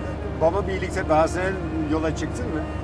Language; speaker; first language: Turkish; non-native, fluent; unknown